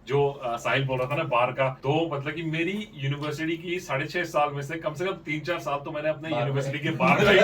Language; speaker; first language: Hindi; native; Hindi